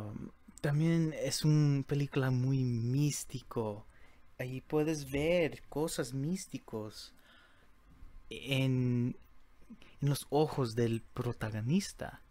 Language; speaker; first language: Spanish; early bilingual, heritage; Spanish